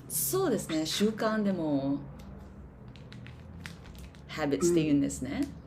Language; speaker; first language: Japanese; non-native, learner; English